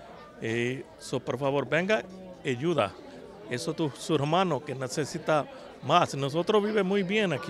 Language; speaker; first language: Spanish; non-native, learner; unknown